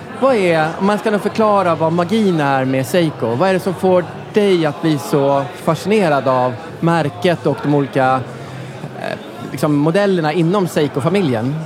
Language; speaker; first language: Swedish; native; Swedish